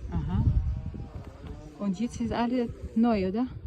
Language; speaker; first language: German; non-native, learner; Filipino